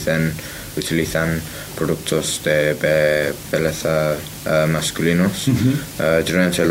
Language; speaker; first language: Spanish; non-native, learner; English